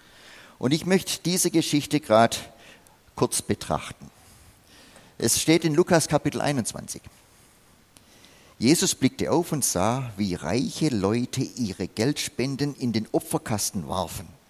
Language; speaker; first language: German; non-native, fluent; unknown